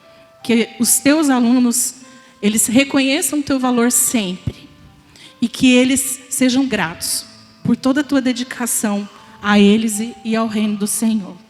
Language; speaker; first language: Portuguese; native; Portuguese